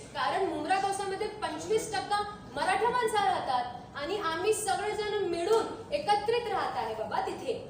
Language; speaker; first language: Marathi; non-native, local second language; Urdu